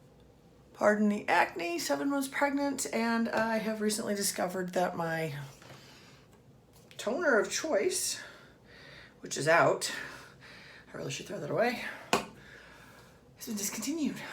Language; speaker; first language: English; native; English